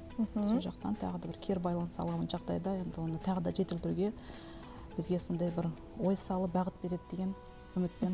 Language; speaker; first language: Kazakh; native; Kazakh